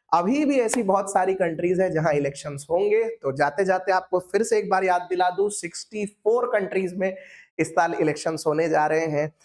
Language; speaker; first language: Hindi; non-native, local second language; Marathi